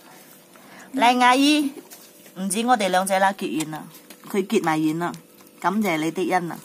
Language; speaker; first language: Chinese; native; Chinese